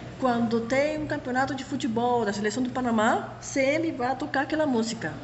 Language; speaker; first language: Portuguese; non-native, fluent; Spanish